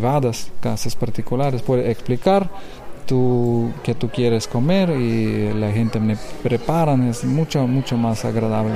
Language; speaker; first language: Spanish; non-native, learner; Lithuanian